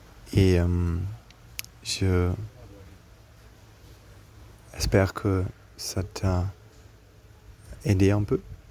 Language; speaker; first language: French; non-native, learner; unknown